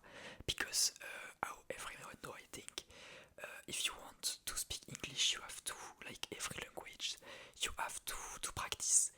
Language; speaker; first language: English; non-native, learner; French